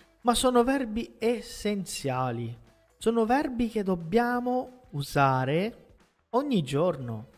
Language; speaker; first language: Italian; non-native, fluent; Portuguese